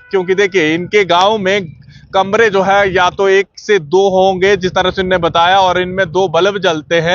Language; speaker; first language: Hindi; native; Hindi